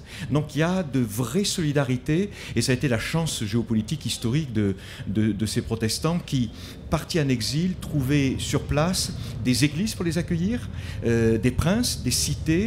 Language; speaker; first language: French; native; French